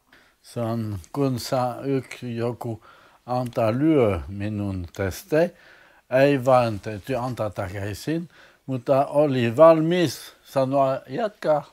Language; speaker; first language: Finnish; non-native, fluent; French